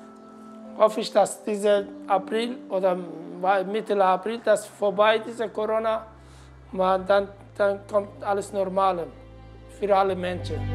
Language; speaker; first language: German; non-native, learner; Turkish